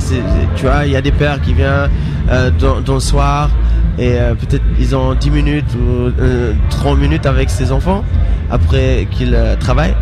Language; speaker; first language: French; non-native, fluent; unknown